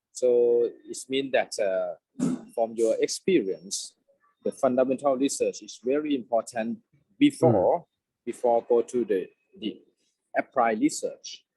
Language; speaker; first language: English; non-native, fluent; Thai